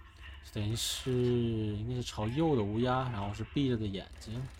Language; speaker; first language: Chinese; native; Chinese